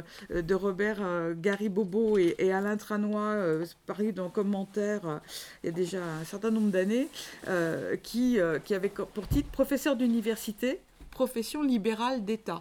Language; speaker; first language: French; native; French